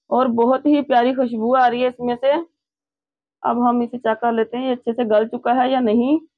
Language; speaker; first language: Urdu; native; Urdu